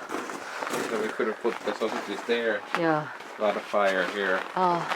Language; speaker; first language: English; non-native, fluent; Finnish